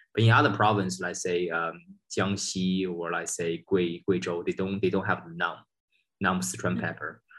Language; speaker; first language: English; non-native, fluent; Chinese